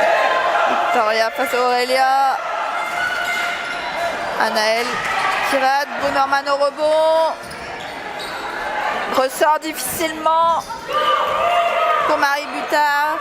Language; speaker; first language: French; native; French